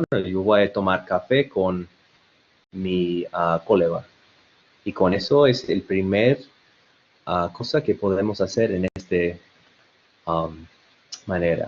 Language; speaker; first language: Spanish; non-native, learner; English